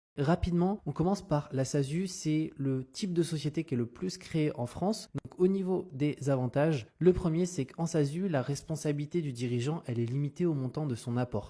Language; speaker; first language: French; native; French